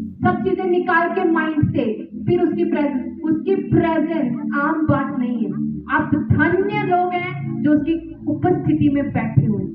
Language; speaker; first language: Hindi; native; Hindi